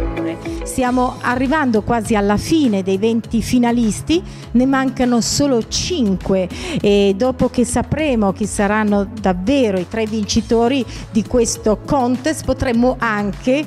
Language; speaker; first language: Italian; native; Italian